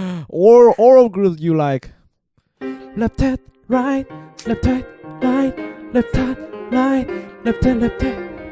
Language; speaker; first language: English; non-native, learner; Korean